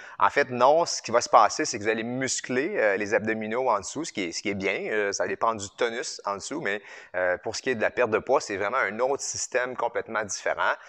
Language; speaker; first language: French; native; French